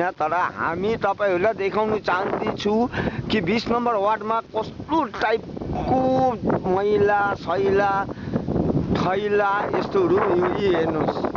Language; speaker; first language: Nepali; non-native, local second language; Bangla